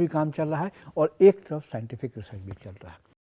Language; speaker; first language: Urdu; native; Urdu